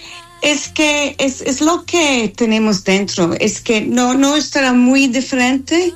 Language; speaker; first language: Spanish; non-native, fluent; English